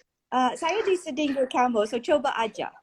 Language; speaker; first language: Indonesian; non-native, learner; English